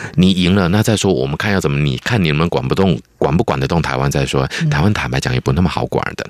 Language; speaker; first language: Chinese; native; Chinese